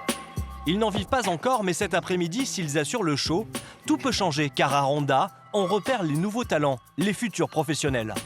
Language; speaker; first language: French; native; French